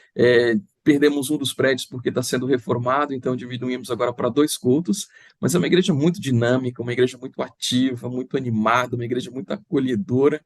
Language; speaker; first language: Portuguese; native; Portuguese